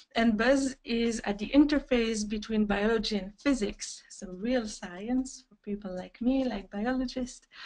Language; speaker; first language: English; non-native, fluent; French